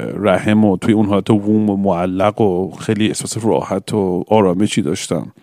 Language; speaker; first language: Persian; early bilingual, other home language; English